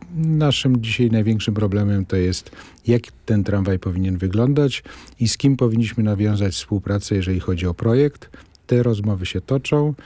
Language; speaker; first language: Polish; native; Polish